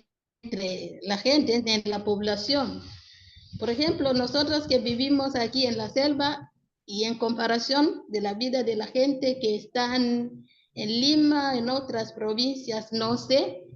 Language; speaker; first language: Spanish; non-native, local second language; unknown